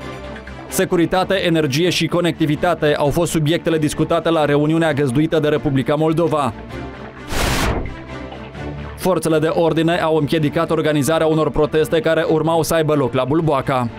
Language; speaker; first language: Romanian; native; Romanian